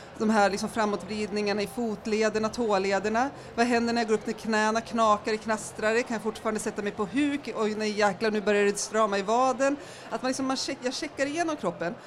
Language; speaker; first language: Swedish; native; Swedish